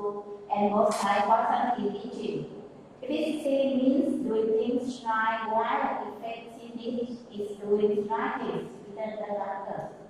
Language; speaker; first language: English; non-native, learner; Vietnamese